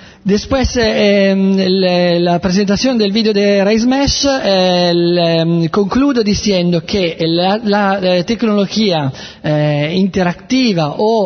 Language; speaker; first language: Spanish; non-native, learner; Italian